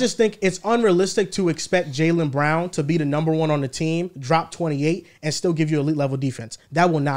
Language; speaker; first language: English; native; English